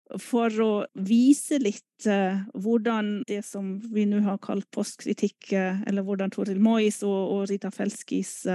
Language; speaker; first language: Norwegian; non-native, fluent; German